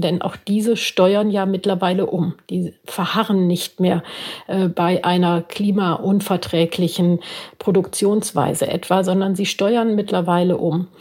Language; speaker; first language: German; native; German